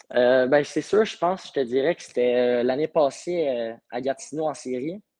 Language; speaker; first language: French; native; French